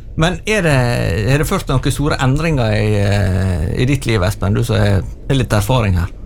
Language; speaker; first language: Norwegian; native; Norwegian